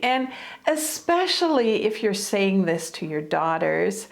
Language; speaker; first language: English; native; English